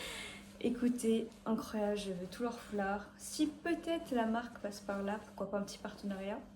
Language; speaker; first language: French; native; French